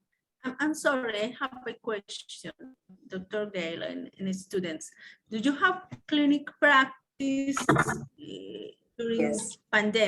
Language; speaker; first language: English; non-native, learner; Spanish